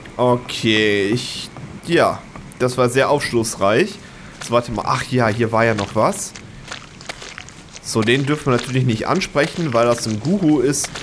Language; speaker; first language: German; native; German